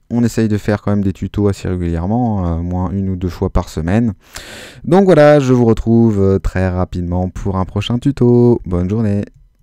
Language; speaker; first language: French; native; French